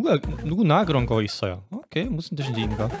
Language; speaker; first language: Korean; non-native, fluent; German